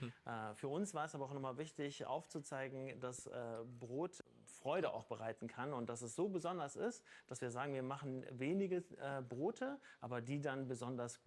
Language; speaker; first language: German; native; German